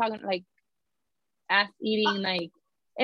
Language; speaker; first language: English; native; English